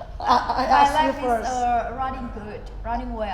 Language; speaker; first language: English; non-native, learner; Indonesian